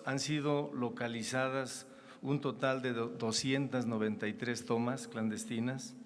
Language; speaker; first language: Spanish; native; Spanish